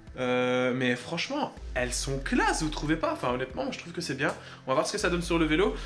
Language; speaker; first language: French; native; French